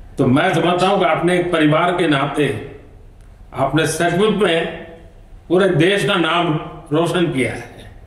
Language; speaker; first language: Hindi; non-native, local second language; Gujarati